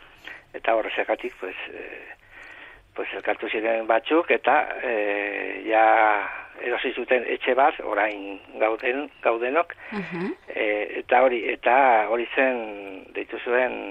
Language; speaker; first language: Basque; non-native, local second language; Spanish